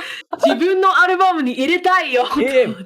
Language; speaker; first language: Japanese; non-native, fluent; English